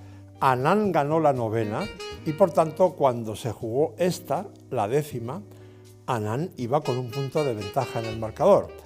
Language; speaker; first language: Spanish; native; Spanish